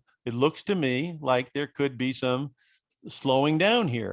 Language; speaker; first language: English; native; English